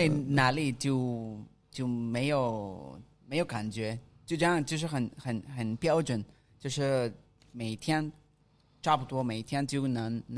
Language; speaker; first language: Chinese; non-native, learner; Spanish